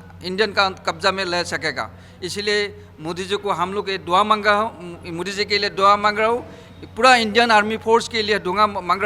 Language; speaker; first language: Hindi; non-native, local second language; Assamese